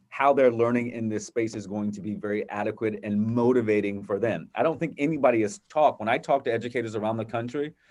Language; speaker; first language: English; native; English